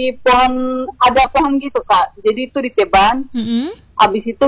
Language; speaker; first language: Indonesian; native; Indonesian